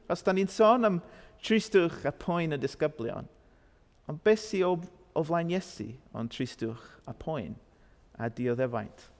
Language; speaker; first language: Welsh; non-native, fluent; English